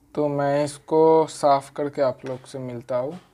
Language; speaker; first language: Hindi; non-native, local second language; Bangla